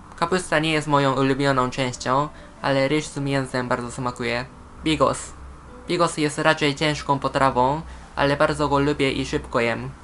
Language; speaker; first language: Polish; non-native, fluent; Japanese